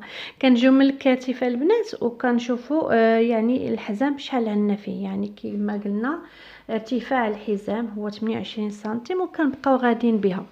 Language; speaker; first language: Arabic; native; Arabic